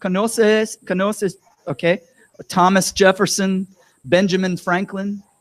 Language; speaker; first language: Spanish; non-native, learner; English